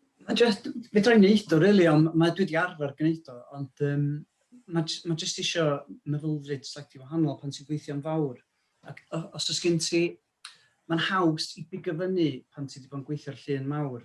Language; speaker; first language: Welsh; native; Welsh